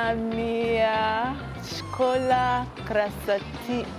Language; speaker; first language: Russian; non-native, learner; Igbo